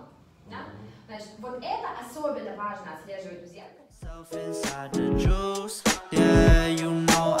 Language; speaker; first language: Russian; native; Russian